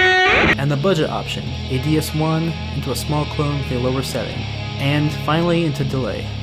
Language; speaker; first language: English; native; English